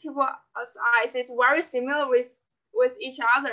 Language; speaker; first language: English; non-native, fluent; Chinese